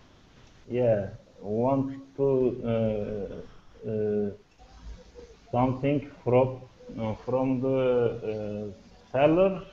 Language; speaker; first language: English; non-native, learner; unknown